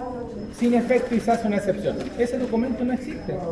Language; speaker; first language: Spanish; native; Spanish